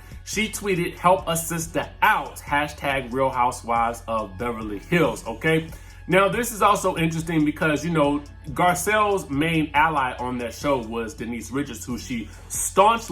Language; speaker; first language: English; native; English